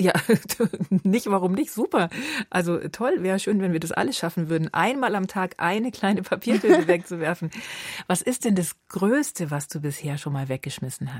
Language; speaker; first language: German; native; German